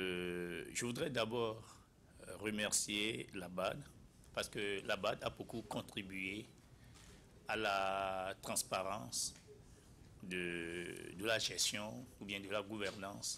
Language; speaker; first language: French; non-native, local second language; Ewe